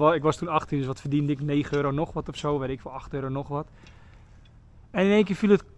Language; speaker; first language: Dutch; native; Dutch